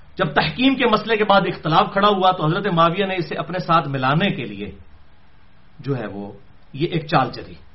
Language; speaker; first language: Urdu; non-native, local second language; Punjabi